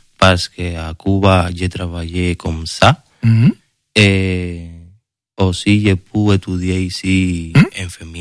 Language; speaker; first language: French; non-native, learner; Spanish